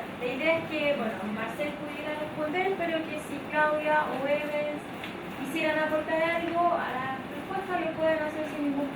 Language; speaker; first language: Spanish; native; Spanish